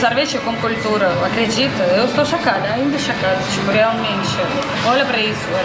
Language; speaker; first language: Portuguese; non-native, learner; Russian